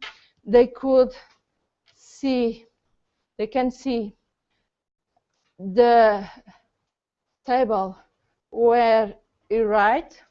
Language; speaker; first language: English; non-native, learner; Portuguese